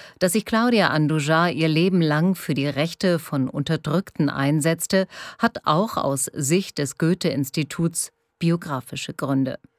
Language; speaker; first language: German; native; German